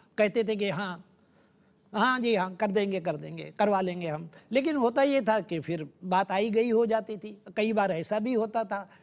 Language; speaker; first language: Hindi; non-native, local second language; Gujarati